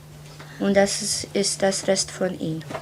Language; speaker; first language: German; non-native, learner; Bosnian